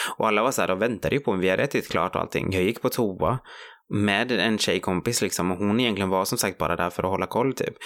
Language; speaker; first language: Swedish; early bilingual, other home language; Spanish